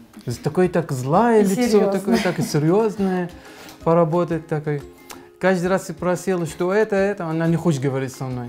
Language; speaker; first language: Russian; non-native, learner; Arabic